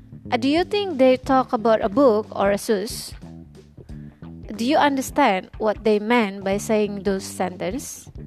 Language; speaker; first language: English; non-native, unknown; Indonesian